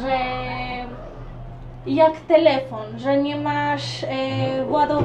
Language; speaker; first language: Polish; non-native, learner; Spanish